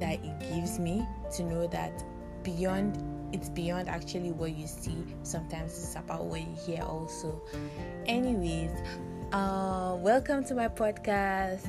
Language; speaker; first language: English; non-native, local second language; Hausa